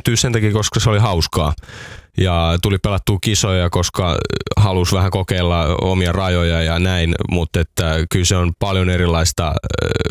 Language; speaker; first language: Finnish; native; Finnish